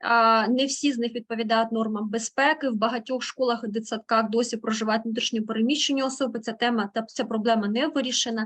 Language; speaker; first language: Ukrainian; native; Ukrainian